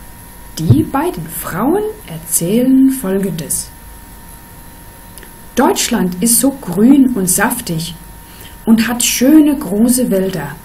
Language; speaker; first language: German; non-native, fluent; Danish